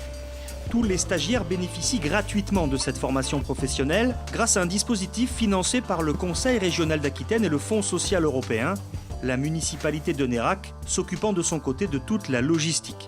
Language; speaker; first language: French; native; French